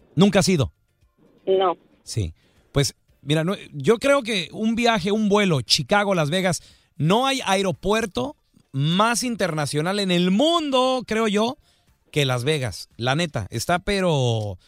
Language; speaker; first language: Spanish; native; Spanish